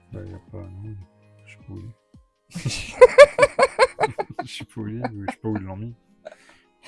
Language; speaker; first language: French; native; French